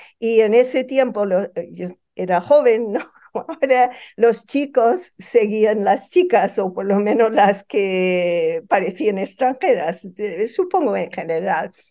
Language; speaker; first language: Spanish; non-native, fluent; English